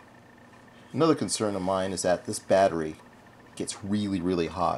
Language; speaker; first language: English; native; English